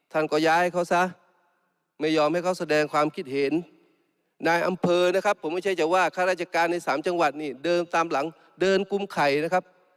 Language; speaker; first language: Thai; non-native, local second language; Malay